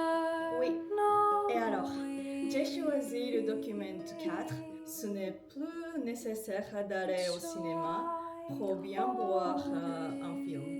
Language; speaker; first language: French; non-native, learner; Japanese